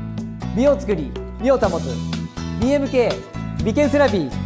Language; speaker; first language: Japanese; native; Japanese